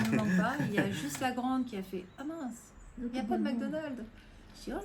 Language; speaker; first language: French; native; French